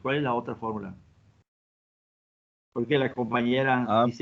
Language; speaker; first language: Spanish; native; Spanish